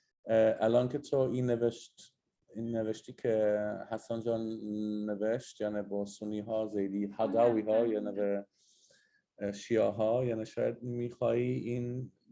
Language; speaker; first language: Persian; non-native, learner; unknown